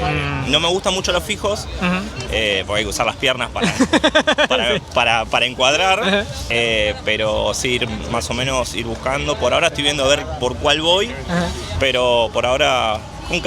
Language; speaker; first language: Spanish; native; Spanish